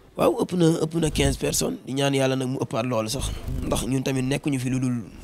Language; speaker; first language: Wolof; native; Wolof